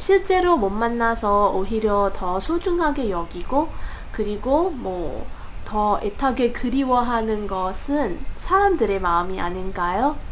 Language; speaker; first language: Korean; non-native, fluent; English